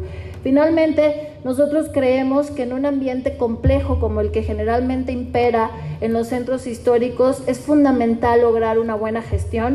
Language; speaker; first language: Spanish; native; Spanish